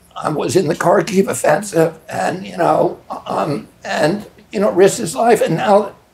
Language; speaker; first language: English; native; English